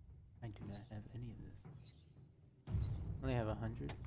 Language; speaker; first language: English; native; English